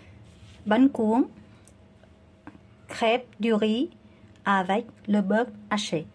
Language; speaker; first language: French; non-native, learner; Vietnamese